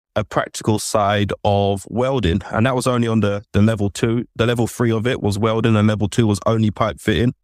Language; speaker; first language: English; native; English